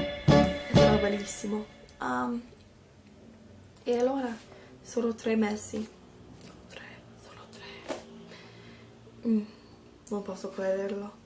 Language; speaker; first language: Italian; non-native, learner; English